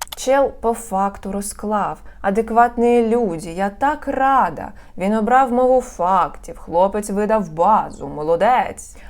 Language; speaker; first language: Ukrainian; non-native, local second language; Russian